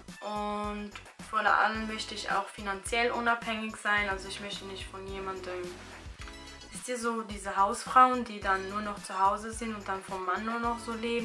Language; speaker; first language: German; early bilingual, other home language; Albanian